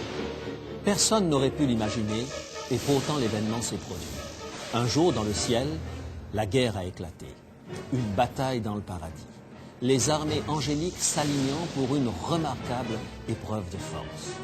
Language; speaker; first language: French; native; French